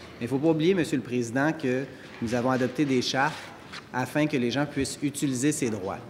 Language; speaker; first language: French; native; French